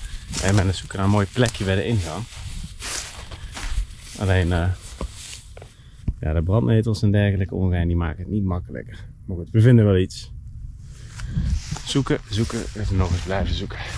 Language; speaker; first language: Dutch; native; Dutch